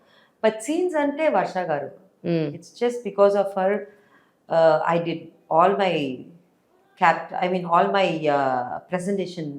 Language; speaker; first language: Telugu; non-native, learner; Tamil